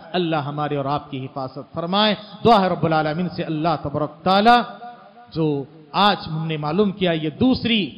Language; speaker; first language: Hindi; native; Hindi